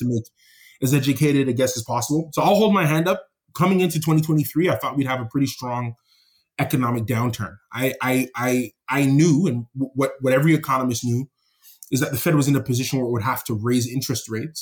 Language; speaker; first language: English; native; English